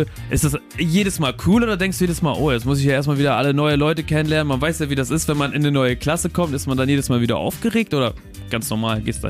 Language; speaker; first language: German; native; German